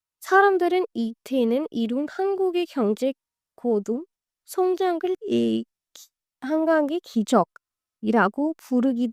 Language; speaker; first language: Korean; non-native, learner; Hindi